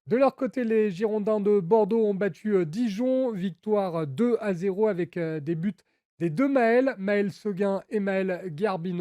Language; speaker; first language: French; native; French